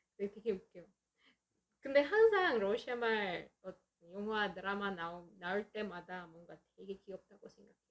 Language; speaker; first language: Korean; non-native, fluent; Russian